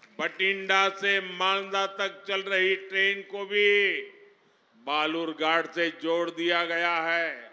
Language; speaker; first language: Hindi; non-native, local second language; Gujarati